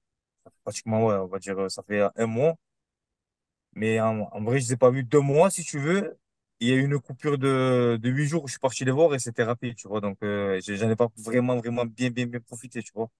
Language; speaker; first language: French; native; French